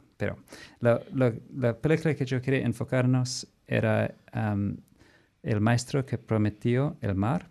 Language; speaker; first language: Spanish; non-native, fluent; English